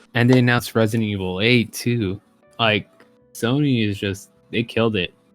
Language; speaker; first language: English; native; English